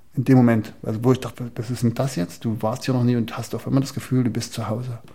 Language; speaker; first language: German; native; German